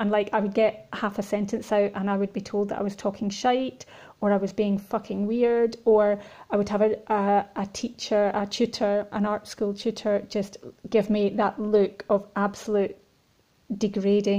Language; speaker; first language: English; native; English